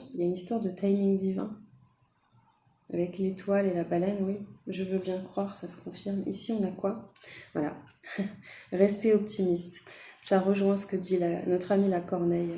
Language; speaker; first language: French; native; French